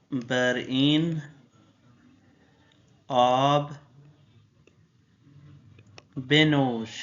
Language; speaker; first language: Persian; non-native, fluent; Urdu